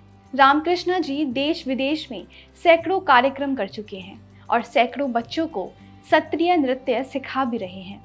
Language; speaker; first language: Hindi; native; Hindi